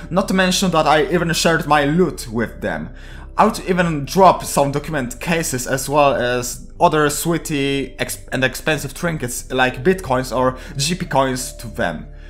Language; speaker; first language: English; non-native, fluent; Polish